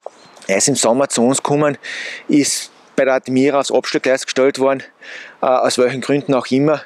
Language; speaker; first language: German; native; German